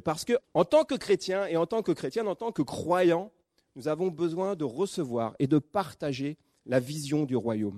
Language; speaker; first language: French; native; French